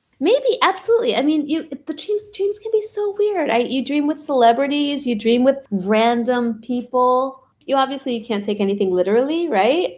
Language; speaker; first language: English; early bilingual, other home language; Spanish